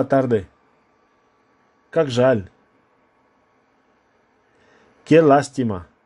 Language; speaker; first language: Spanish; non-native, fluent; Russian